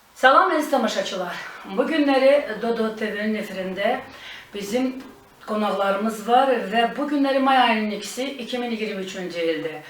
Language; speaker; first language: Azerbaijani; native; Azerbaijani